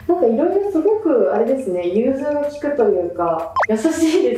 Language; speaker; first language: Japanese; native; Japanese